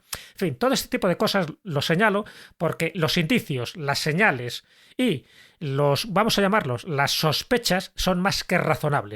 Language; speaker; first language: Spanish; native; Spanish